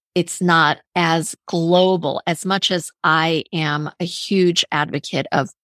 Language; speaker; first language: English; native; English